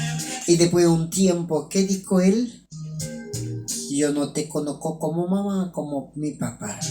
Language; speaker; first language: Spanish; non-native, local second language; Haitian Creole